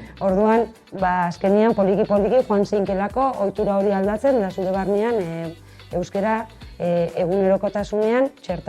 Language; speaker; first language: Basque; native; Basque